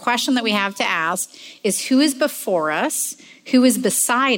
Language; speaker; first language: English; native; English